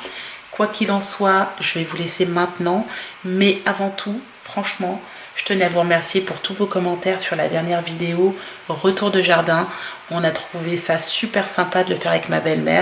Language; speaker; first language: French; native; French